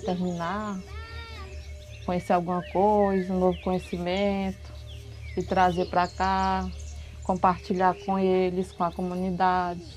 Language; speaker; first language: Portuguese; non-native, local second language; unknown